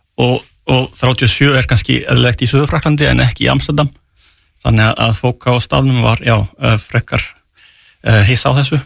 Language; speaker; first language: Icelandic; non-native, fluent; French